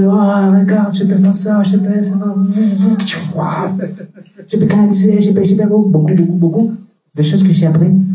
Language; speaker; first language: French; non-native, learner; Spanish